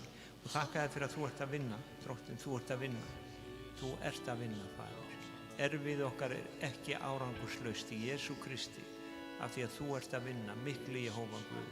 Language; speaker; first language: Icelandic; non-native, fluent; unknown